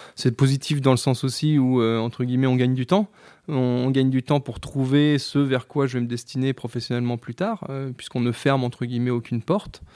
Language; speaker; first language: French; native; French